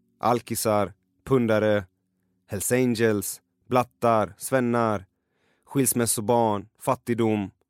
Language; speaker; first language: Swedish; early bilingual, other home language; Persian